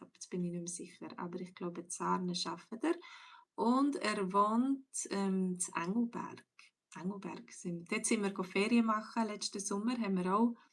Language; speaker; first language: German; native; German